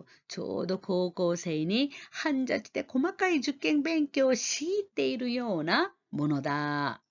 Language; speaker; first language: Japanese; non-native, fluent; Korean